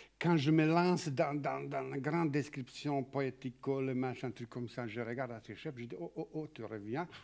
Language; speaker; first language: French; non-native, fluent; Serbian